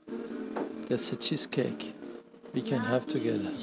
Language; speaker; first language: English; non-native, learner; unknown